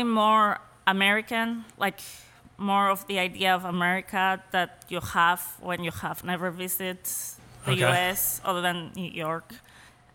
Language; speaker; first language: English; non-native, fluent; Spanish